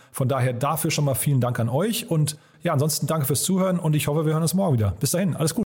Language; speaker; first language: German; native; German